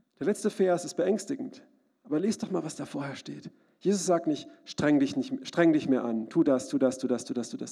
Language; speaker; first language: German; native; German